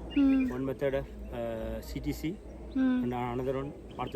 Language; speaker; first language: English; non-native, learner; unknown